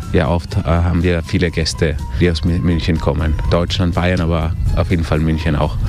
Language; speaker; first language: German; early bilingual, heritage; German